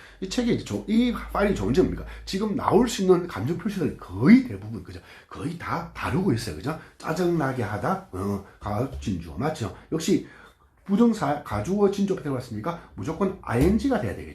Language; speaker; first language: Korean; native; Korean